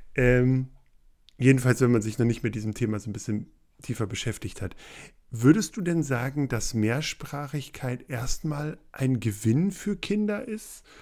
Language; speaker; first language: German; native; German